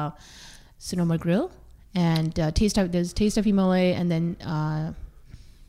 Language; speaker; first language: English; non-native, local second language; Sherpa